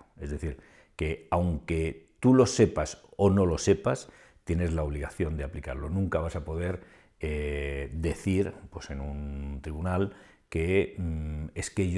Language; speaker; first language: Spanish; native; Spanish